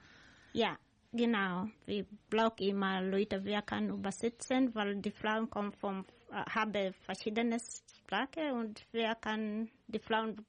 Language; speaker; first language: German; non-native, learner; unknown